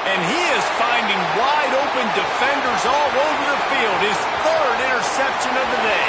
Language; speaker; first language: English; native; English